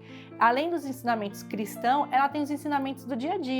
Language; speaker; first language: Portuguese; native; Portuguese